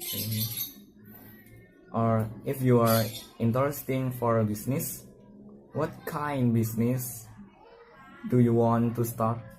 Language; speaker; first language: English; non-native, learner; Indonesian